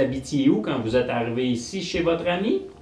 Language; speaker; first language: French; native; French